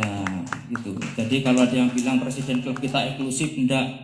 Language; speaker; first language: Indonesian; native; Indonesian